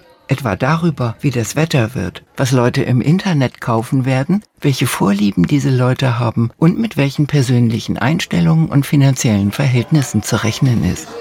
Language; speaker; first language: German; native; German